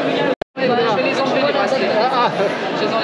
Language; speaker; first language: French; native; French